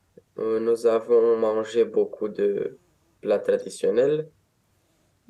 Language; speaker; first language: French; non-native, learner; Romanian